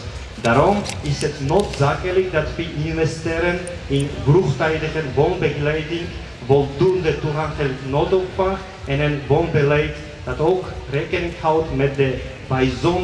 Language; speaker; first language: Dutch; non-native, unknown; Georgian